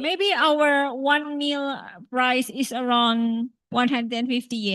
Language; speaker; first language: English; non-native, fluent; Japanese